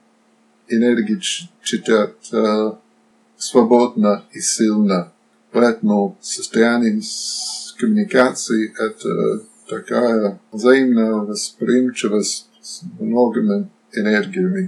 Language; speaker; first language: Russian; non-native, fluent; Slovak